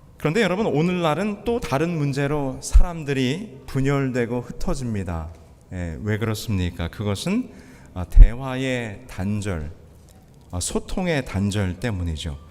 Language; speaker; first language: Korean; native; Korean